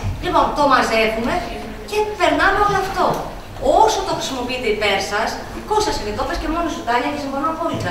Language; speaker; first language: Greek; native; Greek